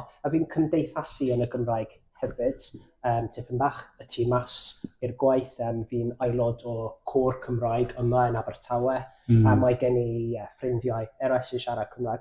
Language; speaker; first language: Welsh; non-native, fluent; English